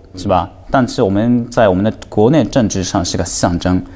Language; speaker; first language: Chinese; non-native, fluent; Japanese